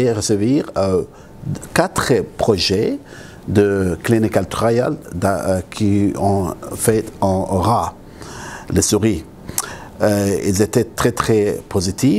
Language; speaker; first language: French; non-native, local second language; Arabic